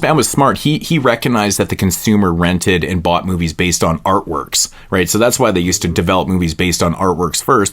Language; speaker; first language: English; native; English